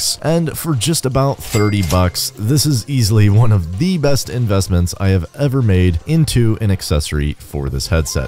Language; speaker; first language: English; native; English